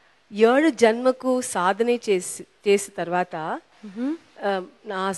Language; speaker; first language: Telugu; non-native, local second language; Tamil